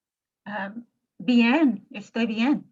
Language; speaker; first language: Spanish; non-native, learner; English